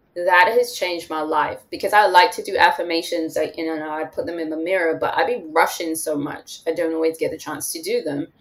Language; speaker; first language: English; native; English